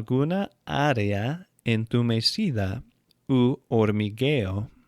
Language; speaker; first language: Spanish; non-native, fluent; English